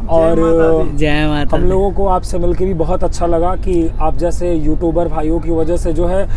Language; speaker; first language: Hindi; native; Hindi